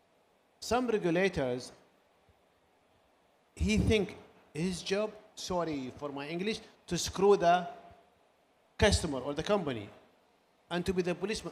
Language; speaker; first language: English; non-native, learner; Arabic